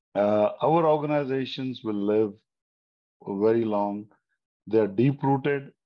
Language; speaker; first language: English; non-native, local second language; Hindi